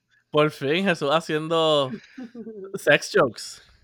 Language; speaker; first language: Spanish; native; Spanish